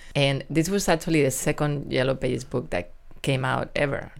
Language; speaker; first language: English; non-native, fluent; Spanish